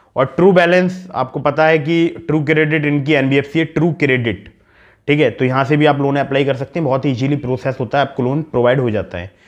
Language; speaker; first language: Hindi; native; Hindi